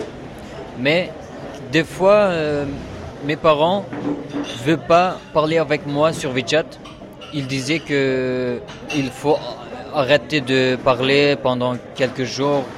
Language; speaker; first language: French; non-native, learner; Uyghur